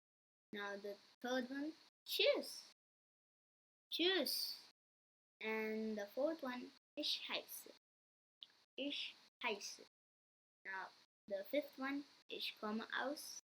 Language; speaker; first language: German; non-native, learner; English